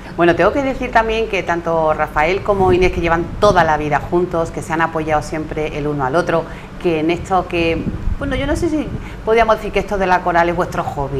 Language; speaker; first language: Spanish; native; Spanish